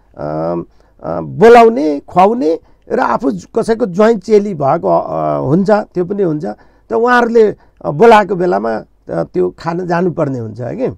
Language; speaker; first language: Nepali; non-native, local second language; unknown